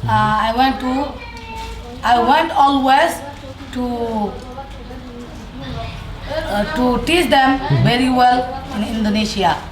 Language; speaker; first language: English; non-native, learner; Rohingya